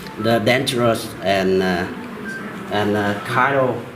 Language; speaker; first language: English; non-native, learner; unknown